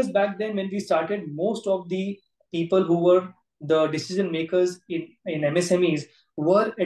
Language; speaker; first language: English; non-native, local second language; Gujarati